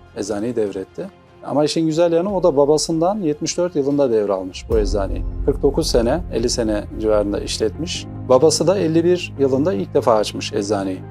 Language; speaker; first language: Turkish; native; Turkish